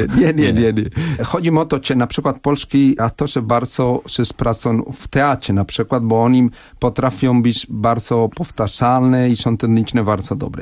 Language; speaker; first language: Polish; non-native, fluent; Spanish